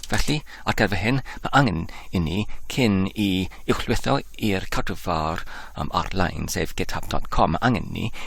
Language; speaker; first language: Welsh; non-native, fluent; English